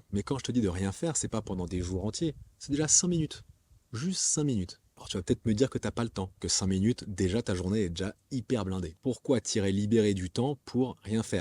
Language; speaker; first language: French; native; French